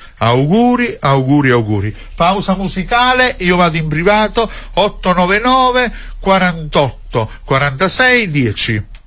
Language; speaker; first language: Italian; native; Italian